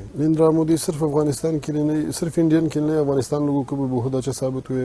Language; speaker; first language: Hindi; non-native, fluent; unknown